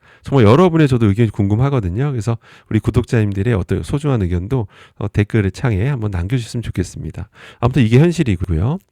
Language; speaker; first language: Korean; native; Korean